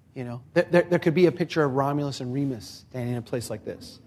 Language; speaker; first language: English; native; English